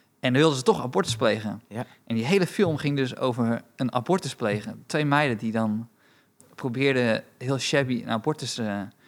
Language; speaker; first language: Dutch; early bilingual, other home language; Romanian